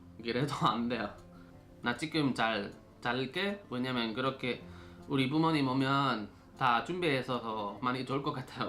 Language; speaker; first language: Korean; non-native, fluent; Spanish